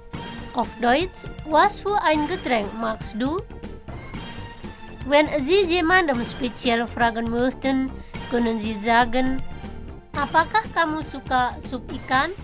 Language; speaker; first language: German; non-native, fluent; Indonesian